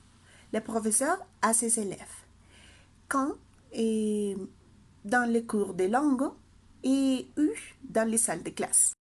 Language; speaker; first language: French; non-native, learner; Spanish